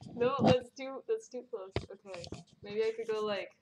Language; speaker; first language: English; native; English